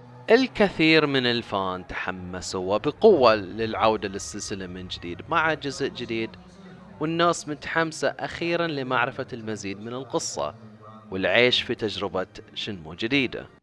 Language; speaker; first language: Arabic; native; Arabic